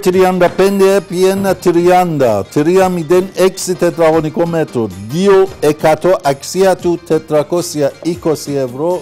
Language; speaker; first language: Greek; non-native, fluent; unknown